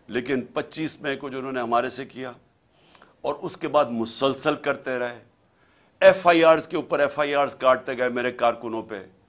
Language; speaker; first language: Urdu; native; Urdu